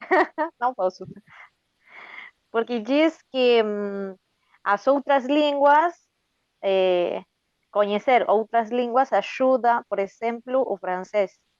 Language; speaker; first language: Portuguese; non-native, learner; Spanish